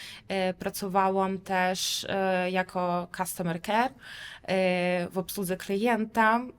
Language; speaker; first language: Polish; non-native, fluent; Russian